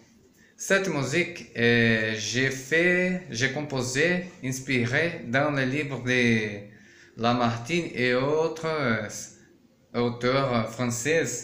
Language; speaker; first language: French; non-native, learner; Portuguese